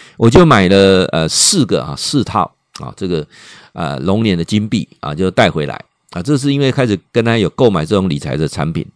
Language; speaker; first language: Chinese; native; Chinese